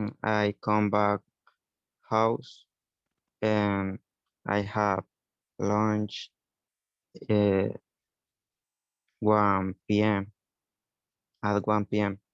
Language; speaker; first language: English; non-native, learner; Spanish